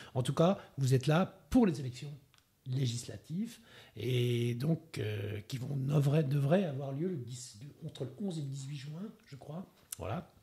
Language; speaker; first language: French; native; French